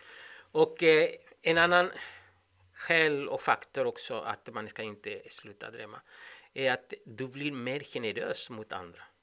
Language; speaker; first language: Swedish; non-native, fluent; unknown